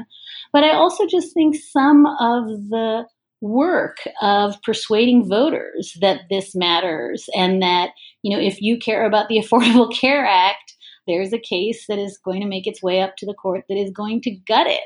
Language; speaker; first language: English; native; English